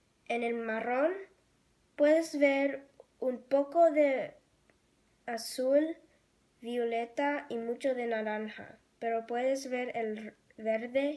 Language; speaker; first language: Spanish; non-native, learner; English